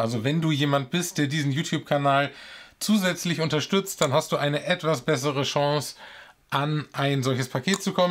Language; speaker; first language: German; native; German